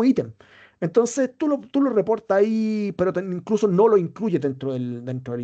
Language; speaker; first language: Spanish; native; Spanish